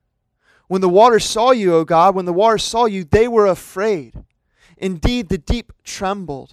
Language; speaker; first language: English; native; English